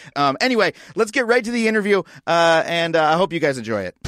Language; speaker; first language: English; native; English